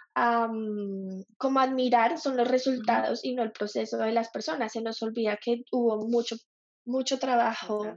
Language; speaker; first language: Spanish; native; Spanish